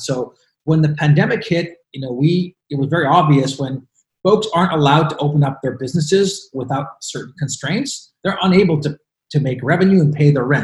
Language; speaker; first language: English; native; English